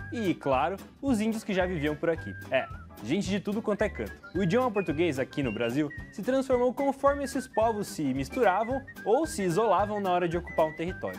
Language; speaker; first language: Portuguese; native; Portuguese